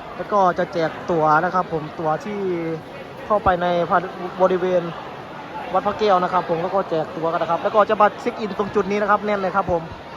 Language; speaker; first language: Thai; native; Thai